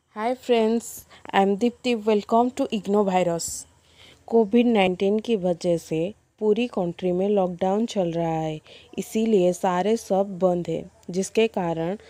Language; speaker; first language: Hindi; non-native, local second language; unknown